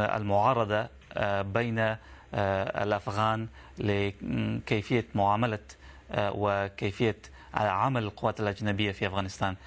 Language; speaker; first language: Arabic; non-native, fluent; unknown